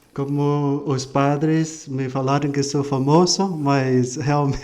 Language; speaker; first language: Portuguese; non-native, fluent; Vietnamese